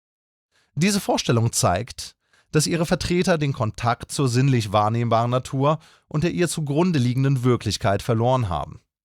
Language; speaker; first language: German; native; German